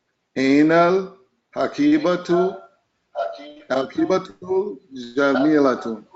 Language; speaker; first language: Arabic; non-native, learner; English